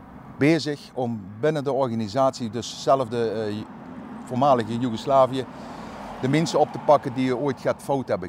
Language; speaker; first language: Dutch; native; Dutch